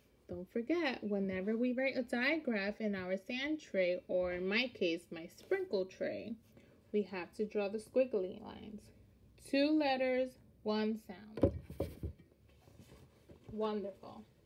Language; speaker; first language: English; early bilingual, other home language; Spanish